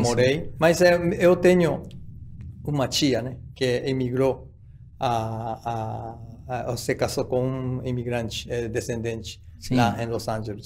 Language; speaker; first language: Portuguese; non-native, fluent; Japanese